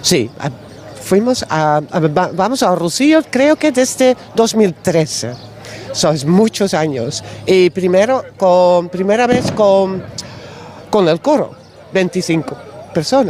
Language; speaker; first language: Spanish; non-native, learner; Dutch